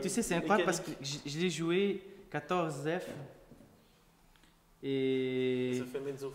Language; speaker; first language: French; non-native, fluent; Portuguese